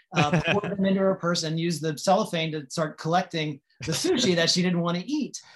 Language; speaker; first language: English; native; English